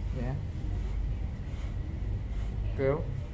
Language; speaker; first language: English; non-native, learner; Thai